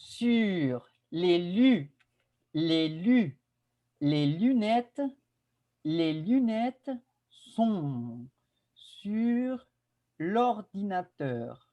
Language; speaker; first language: French; non-native, fluent; Spanish